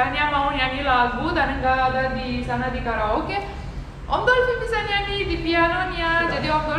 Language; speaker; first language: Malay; non-native, fluent; English